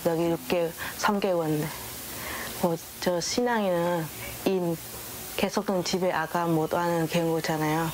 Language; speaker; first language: Korean; non-native, learner; Vietnamese